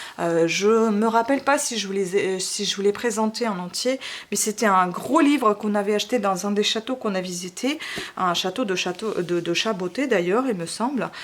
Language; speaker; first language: French; non-native, fluent; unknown